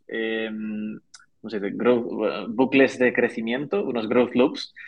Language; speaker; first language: Spanish; native; Spanish